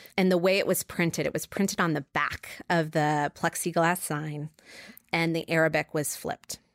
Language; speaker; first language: English; native; English